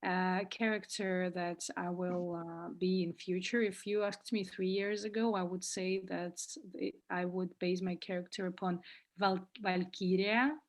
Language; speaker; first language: English; non-native, fluent; Georgian